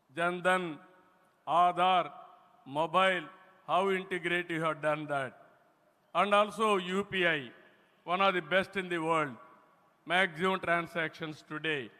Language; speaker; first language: English; non-native, local second language; Telugu